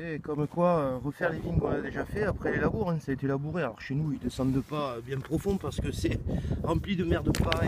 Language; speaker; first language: French; native; French